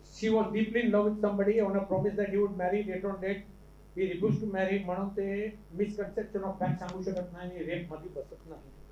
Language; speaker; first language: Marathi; non-native, local second language; Urdu